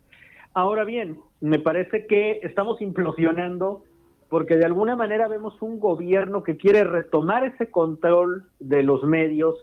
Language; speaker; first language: Spanish; native; Spanish